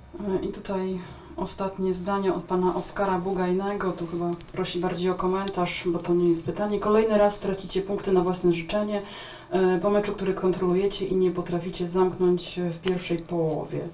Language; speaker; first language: Polish; native; Polish